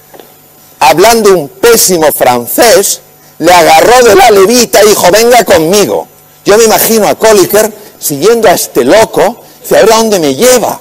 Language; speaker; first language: Spanish; native; Spanish